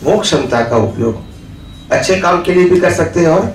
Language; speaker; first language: Hindi; non-native, local second language; Gujarati